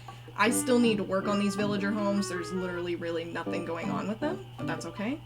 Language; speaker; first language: English; native; English